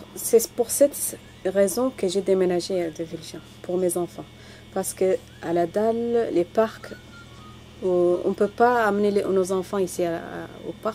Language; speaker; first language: French; non-native, learner; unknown